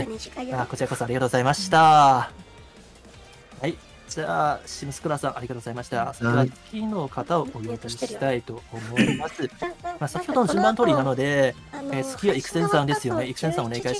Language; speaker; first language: Japanese; non-native, fluent; Chinese